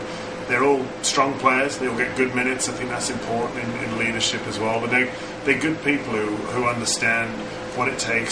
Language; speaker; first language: English; native; English